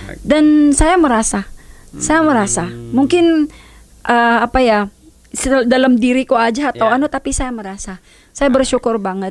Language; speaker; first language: Indonesian; non-native, fluent; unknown